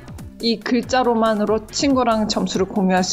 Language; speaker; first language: Korean; native; Korean